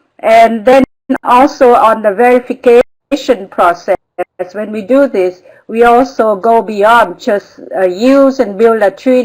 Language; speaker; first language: English; non-native, fluent; Vietnamese